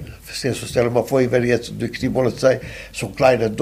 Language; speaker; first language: German; non-native, fluent; Italian